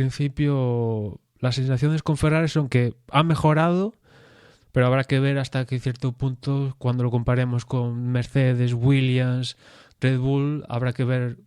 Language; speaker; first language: Spanish; native; Spanish